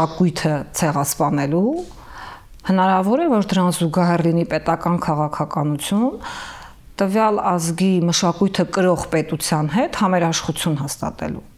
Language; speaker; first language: Armenian; native; Armenian